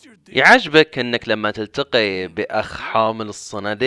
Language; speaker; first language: Arabic; native; Arabic